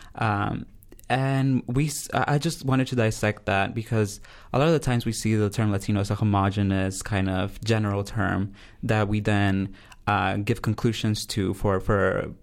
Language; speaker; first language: English; early bilingual, other home language; Spanish